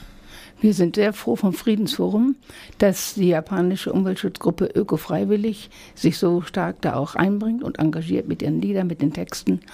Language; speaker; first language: German; native; German